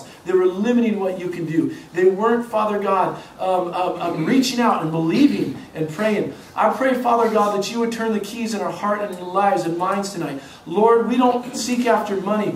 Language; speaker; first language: English; native; English